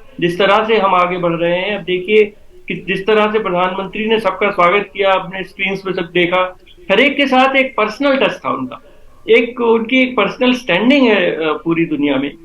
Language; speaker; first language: Hindi; native; Hindi